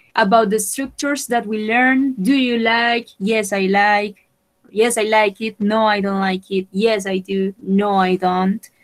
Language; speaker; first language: English; non-native, fluent; Spanish